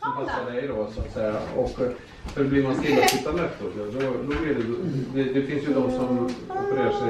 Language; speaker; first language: Swedish; native; Swedish